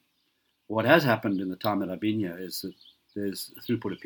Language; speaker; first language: English; native; English